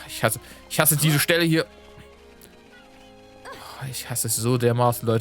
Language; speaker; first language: German; native; German